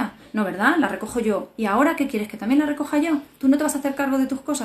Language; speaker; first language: Spanish; native; Spanish